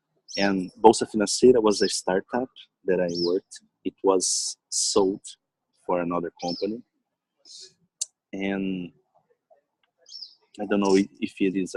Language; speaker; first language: English; non-native, learner; Portuguese